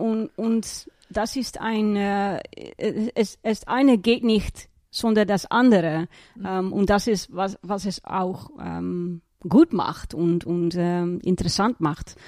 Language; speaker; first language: German; non-native, learner; Dutch